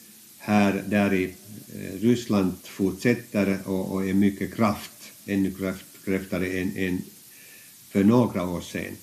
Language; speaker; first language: Swedish; non-native, fluent; Finnish